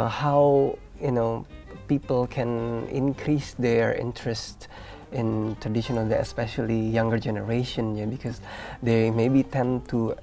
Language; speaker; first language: English; non-native, fluent; Indonesian